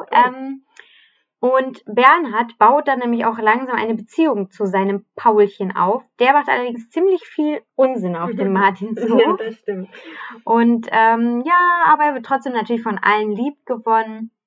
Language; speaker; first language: German; native; German